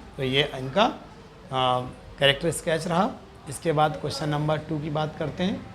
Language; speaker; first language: Hindi; native; Hindi